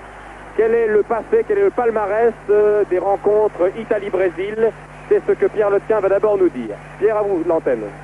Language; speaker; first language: French; native; French